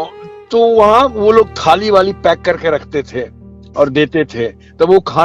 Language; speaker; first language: Hindi; native; Hindi